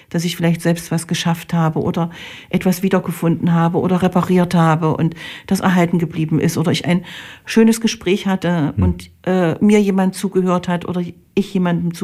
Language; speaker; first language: German; native; German